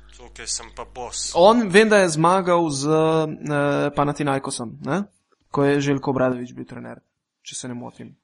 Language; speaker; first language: Slovenian; native; Slovenian